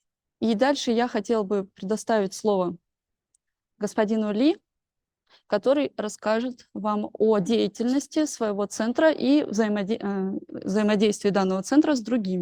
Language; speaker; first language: Russian; native; Russian